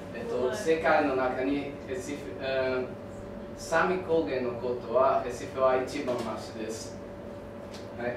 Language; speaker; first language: Japanese; non-native, learner; Portuguese